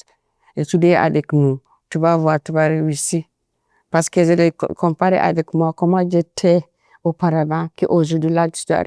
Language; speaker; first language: French; non-native, fluent; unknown